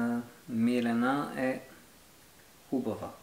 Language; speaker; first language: Bulgarian; non-native, learner; French